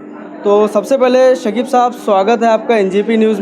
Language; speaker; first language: Hindi; native; Hindi